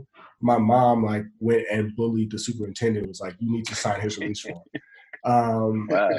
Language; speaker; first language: English; native; English